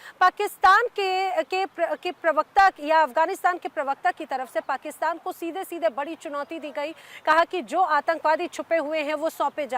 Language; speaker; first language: Hindi; native; Hindi